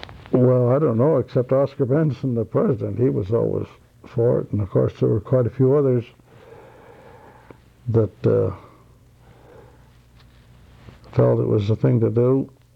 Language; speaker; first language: English; native; English